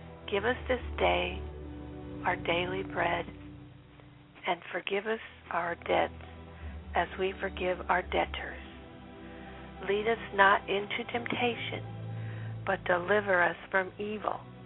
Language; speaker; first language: English; native; English